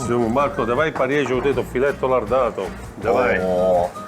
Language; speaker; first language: Russian; non-native, learner; Italian